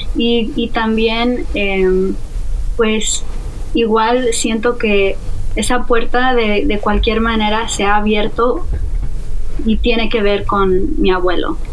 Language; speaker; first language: Spanish; native; Spanish